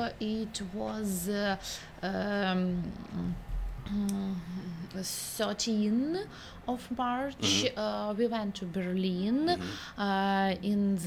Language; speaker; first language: English; non-native, learner; Ukrainian